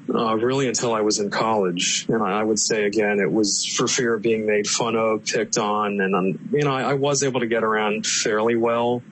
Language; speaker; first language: English; native; English